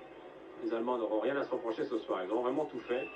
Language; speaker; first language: French; native; French